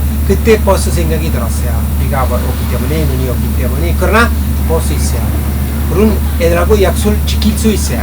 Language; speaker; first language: Korean; non-native, fluent; Italian